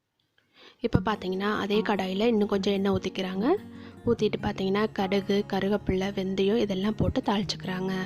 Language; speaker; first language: Tamil; native; Tamil